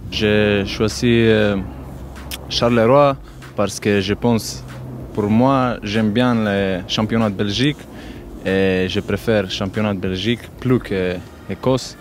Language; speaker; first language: French; non-native, learner; Macedonian